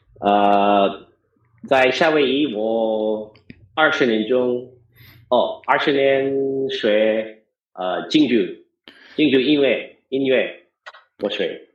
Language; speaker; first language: Chinese; non-native, learner; English